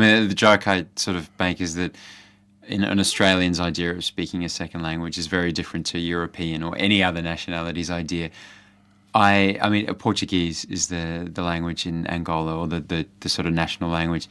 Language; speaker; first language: English; native; English